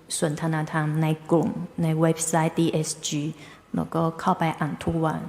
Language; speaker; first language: Thai; non-native, fluent; Chinese